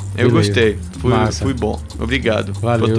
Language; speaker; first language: Portuguese; non-native, learner; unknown